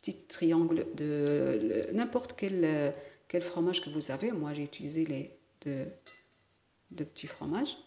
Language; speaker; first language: French; non-native, local second language; Arabic